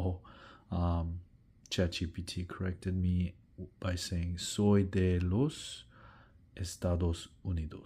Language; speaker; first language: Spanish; non-native, learner; English